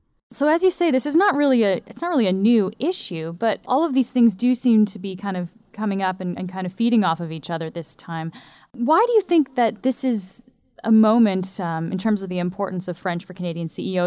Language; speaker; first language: English; native; English